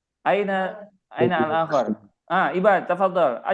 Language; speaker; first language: Arabic; non-native, fluent; Indonesian